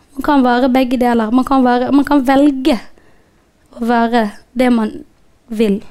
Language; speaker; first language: Norwegian; non-native, fluent; Somali